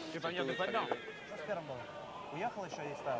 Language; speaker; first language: Russian; native; Russian